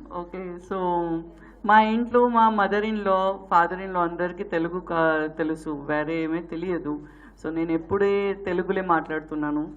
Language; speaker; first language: Telugu; non-native, learner; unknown